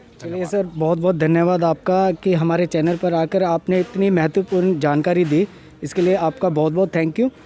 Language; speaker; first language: Hindi; native; Hindi